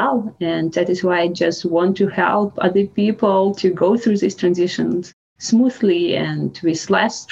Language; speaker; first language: English; non-native, fluent; Russian